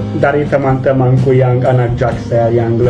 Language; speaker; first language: Indonesian; non-native, fluent; Hungarian